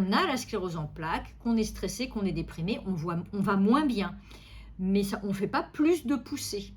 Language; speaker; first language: French; native; French